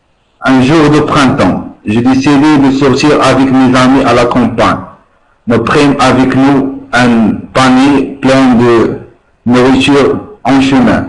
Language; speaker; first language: French; non-native, learner; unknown